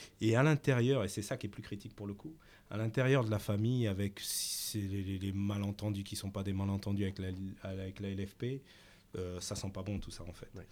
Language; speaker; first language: French; native; French